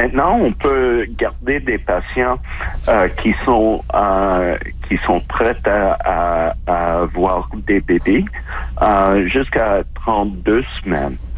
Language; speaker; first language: French; non-native, fluent; English